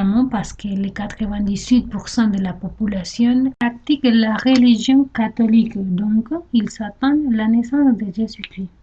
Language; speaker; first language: French; non-native, learner; Spanish